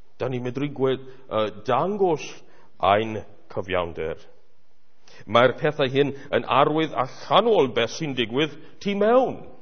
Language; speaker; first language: Welsh; non-native, fluent; English